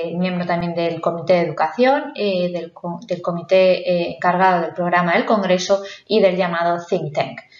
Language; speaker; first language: Spanish; native; Spanish